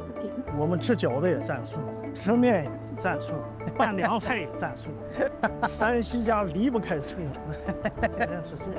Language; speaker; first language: Chinese; native; Chinese